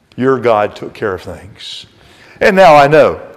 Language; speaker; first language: English; native; English